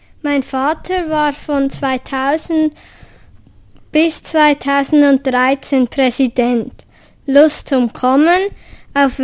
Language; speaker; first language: German; native; German